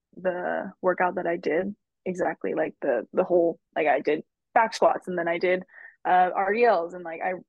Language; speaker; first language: English; native; English